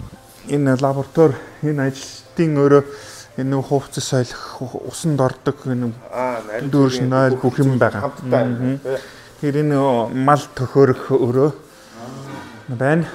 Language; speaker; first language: Mongolian; non-native, fluent; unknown